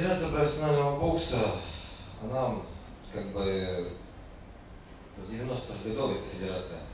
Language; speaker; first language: Russian; native; Russian